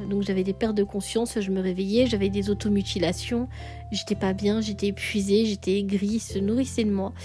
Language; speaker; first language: French; native; French